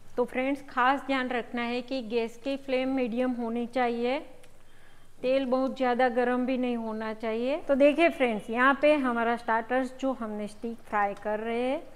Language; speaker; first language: Hindi; non-native, local second language; Gujarati